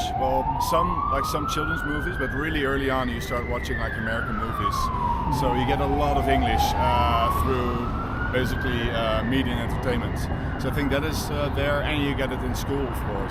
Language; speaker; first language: English; non-native, fluent; Dutch